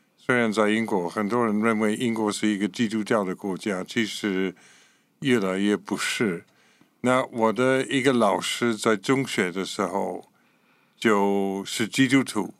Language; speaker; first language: Chinese; non-native, fluent; English